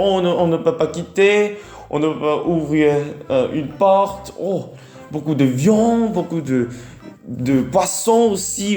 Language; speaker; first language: French; non-native, learner; Vietnamese